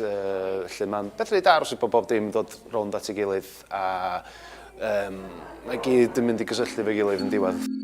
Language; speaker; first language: Welsh; native; Welsh